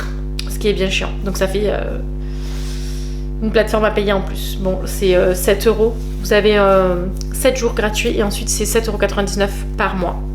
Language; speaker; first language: French; native; French